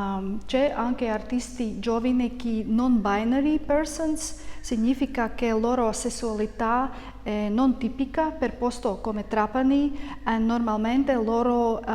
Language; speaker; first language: Italian; non-native, learner; Latvian